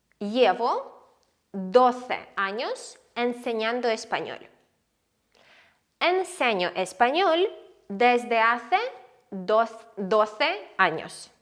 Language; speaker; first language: Spanish; non-native, fluent; Ukrainian